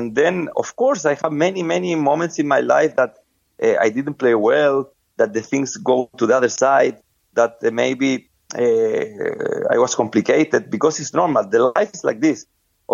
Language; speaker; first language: English; non-native, fluent; Spanish